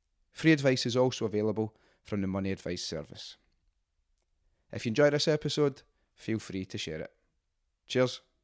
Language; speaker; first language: English; native; English